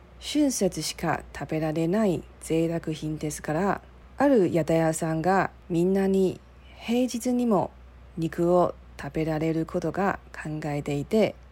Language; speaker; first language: Japanese; non-native, learner; Chinese